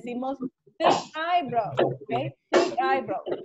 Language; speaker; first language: English; non-native, learner; Spanish